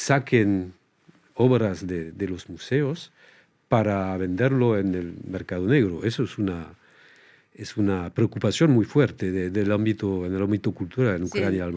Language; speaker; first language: Spanish; non-native, fluent; French